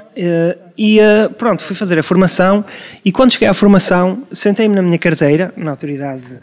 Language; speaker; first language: Portuguese; native; Portuguese